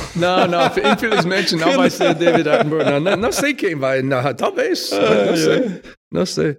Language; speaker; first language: Portuguese; non-native, fluent; English